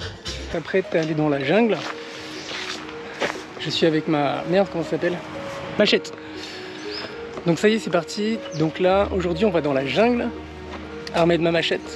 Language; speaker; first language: French; native; French